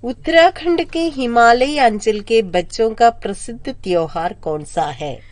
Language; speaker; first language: Hindi; non-native, local second language; Malayalam